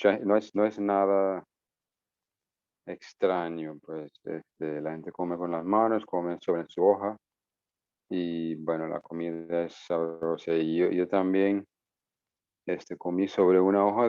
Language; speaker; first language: Spanish; non-native, fluent; English